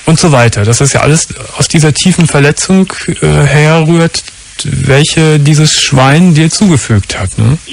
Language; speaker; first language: German; native; German